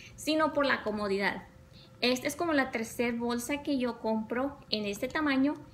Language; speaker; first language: Spanish; early bilingual, other home language; English